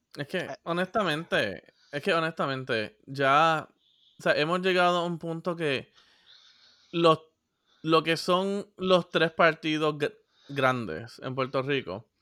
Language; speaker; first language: Spanish; native; Spanish